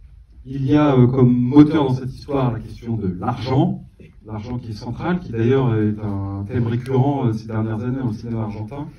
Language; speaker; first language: French; native; French